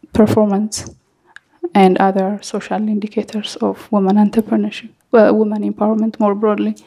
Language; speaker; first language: English; non-native, fluent; Amharic